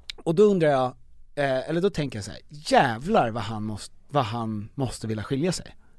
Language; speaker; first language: Swedish; native; Swedish